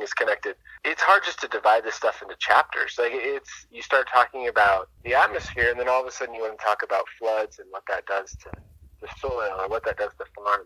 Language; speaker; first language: English; native; English